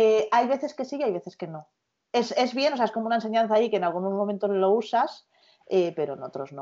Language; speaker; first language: Spanish; native; Spanish